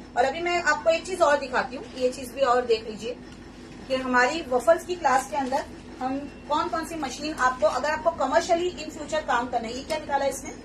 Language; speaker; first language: Hindi; native; Hindi